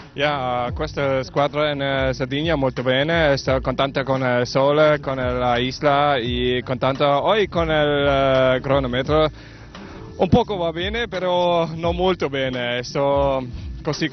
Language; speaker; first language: Italian; non-native, learner; German